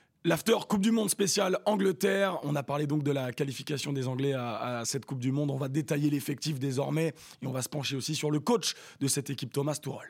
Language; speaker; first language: French; native; French